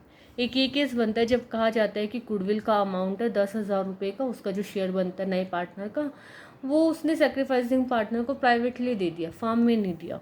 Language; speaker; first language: Hindi; native; Hindi